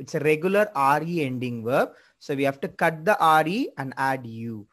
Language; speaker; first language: English; non-native, local second language; Tamil